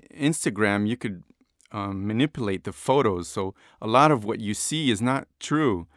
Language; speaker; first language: English; non-native, fluent; Portuguese